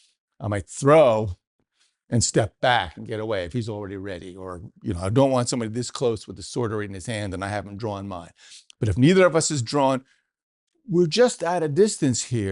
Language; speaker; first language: English; native; English